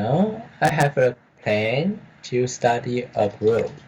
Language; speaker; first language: English; non-native, learner; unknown